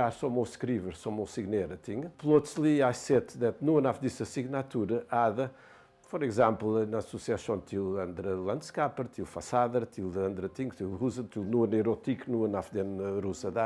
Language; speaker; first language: Norwegian; non-native, fluent; Bosnian